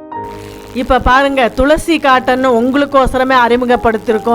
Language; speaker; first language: Tamil; native; Tamil